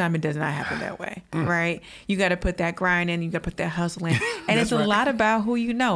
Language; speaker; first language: English; native; English